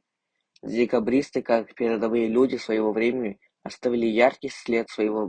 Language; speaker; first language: Russian; non-native, local second language; Yakut